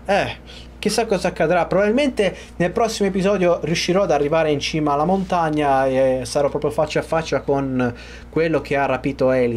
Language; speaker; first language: Italian; native; Italian